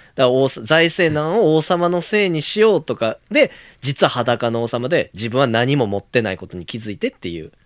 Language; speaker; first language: Japanese; native; Japanese